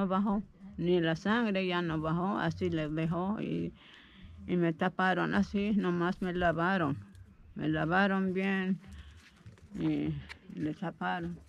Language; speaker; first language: Spanish; non-native, local second language; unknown